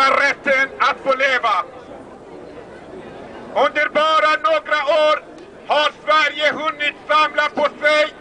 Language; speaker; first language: Swedish; non-native, fluent; Persian